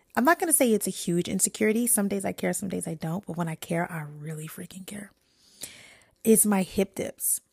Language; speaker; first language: English; native; English